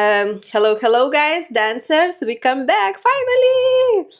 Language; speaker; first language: English; non-native, learner; Lithuanian